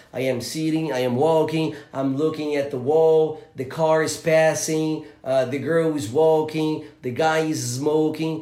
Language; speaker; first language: English; non-native, fluent; Portuguese